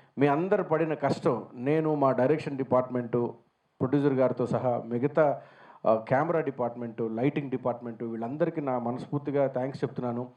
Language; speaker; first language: Telugu; native; Telugu